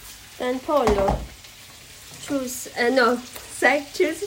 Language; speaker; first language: German; non-native, learner; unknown